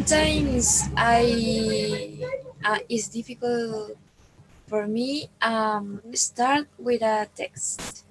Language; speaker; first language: English; non-native, learner; Spanish